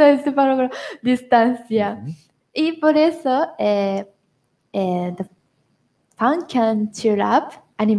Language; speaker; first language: Spanish; non-native, learner; Japanese